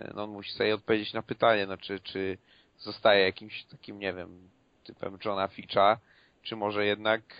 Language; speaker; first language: Polish; native; Polish